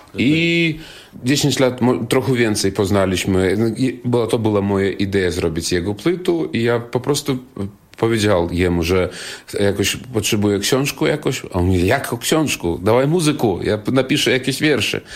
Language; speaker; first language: Polish; non-native, learner; Belarusian